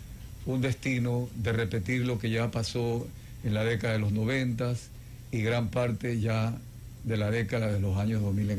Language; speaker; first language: Spanish; native; Spanish